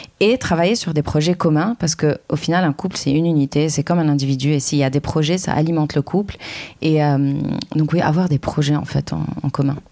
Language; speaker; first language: French; native; French